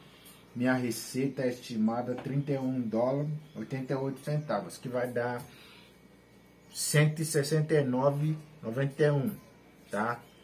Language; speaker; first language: Portuguese; non-native, learner; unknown